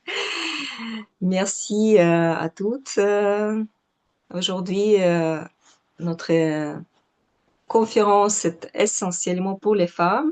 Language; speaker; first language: French; non-native, fluent; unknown